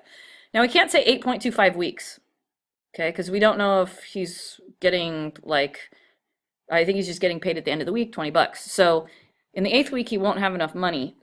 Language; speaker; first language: English; native; English